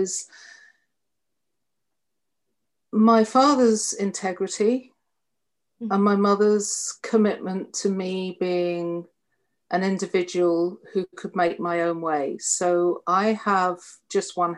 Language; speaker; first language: English; native; English